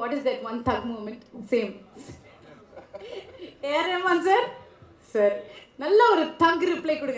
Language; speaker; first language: Tamil; native; Tamil